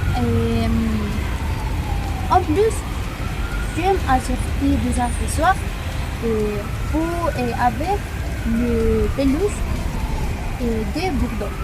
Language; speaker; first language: French; non-native, learner; Spanish